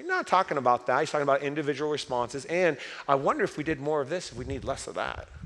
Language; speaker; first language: English; native; English